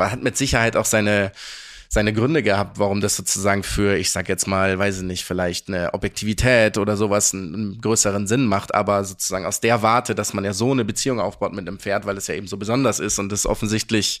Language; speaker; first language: German; native; German